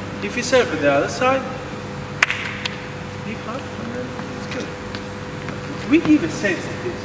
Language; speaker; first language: English; non-native, learner; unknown